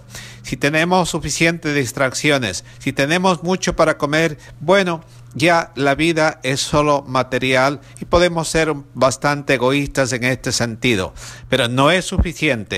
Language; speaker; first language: Spanish; native; Spanish